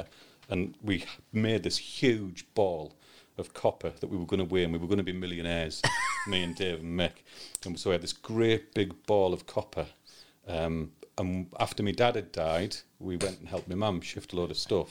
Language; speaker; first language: English; native; English